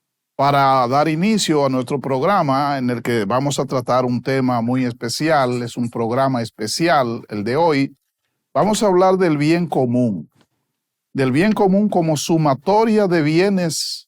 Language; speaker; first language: Spanish; native; Spanish